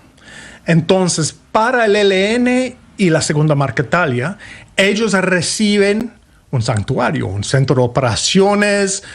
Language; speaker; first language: Spanish; non-native, fluent; English